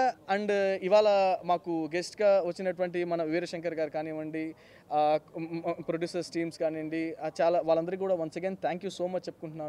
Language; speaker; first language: Telugu; native; Telugu